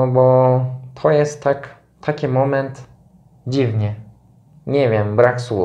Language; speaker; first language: Polish; non-native, fluent; Turkish